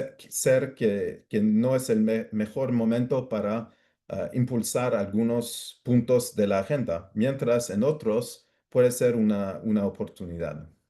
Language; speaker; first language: Spanish; non-native, fluent; English